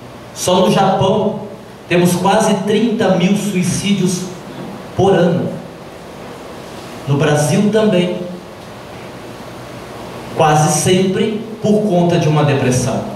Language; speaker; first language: Portuguese; native; Portuguese